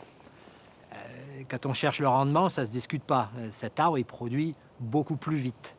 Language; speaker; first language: French; native; French